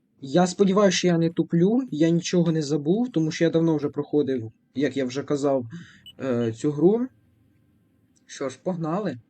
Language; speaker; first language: Ukrainian; non-native, local second language; Russian